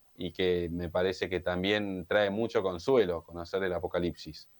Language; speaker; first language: Spanish; native; Spanish